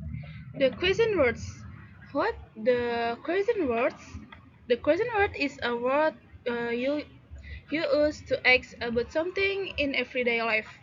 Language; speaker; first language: English; non-native, learner; Indonesian